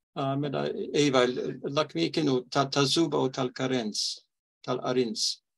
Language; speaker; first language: Maltese; early bilingual, heritage; Maltese